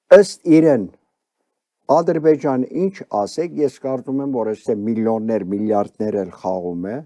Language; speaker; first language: Armenian; early bilingual, heritage; Armenian